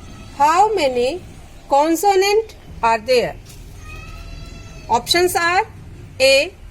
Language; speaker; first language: English; non-native, local second language; Hindi